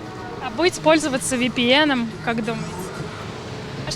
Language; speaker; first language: Russian; native; Russian